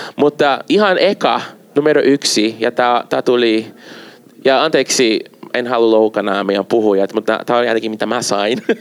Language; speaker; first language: Finnish; non-native, fluent; Portuguese